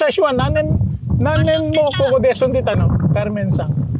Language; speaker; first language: Japanese; non-native, learner; Pampanga